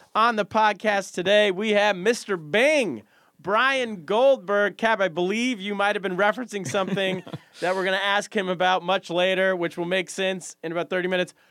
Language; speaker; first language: English; native; English